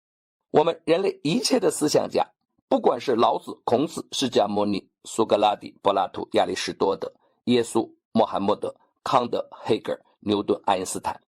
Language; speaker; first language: Chinese; native; Chinese